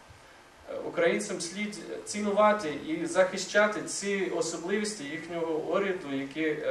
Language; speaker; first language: Ukrainian; non-native, fluent; English